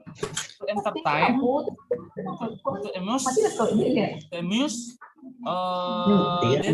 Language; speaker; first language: English; non-native, learner; Indonesian